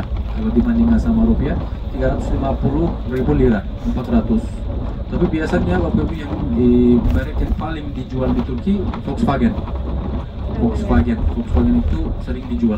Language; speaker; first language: Indonesian; non-native, fluent; Turkish